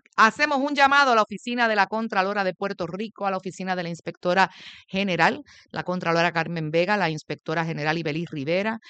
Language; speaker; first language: Spanish; native; Spanish